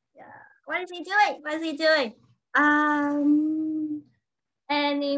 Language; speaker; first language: English; non-native, fluent; Vietnamese